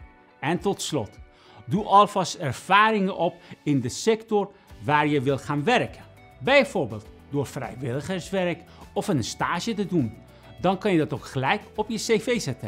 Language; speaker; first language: Dutch; non-native, fluent; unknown